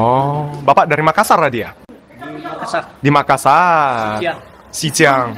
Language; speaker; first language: Indonesian; native; Indonesian